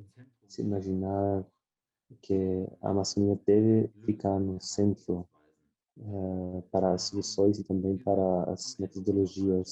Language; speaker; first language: Portuguese; non-native, fluent; German